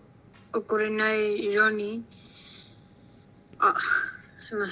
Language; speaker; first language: Japanese; non-native, learner; Spanish